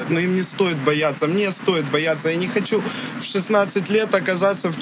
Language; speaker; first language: Russian; native; Russian